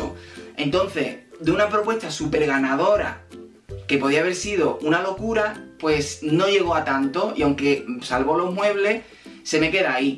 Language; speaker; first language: Spanish; native; Spanish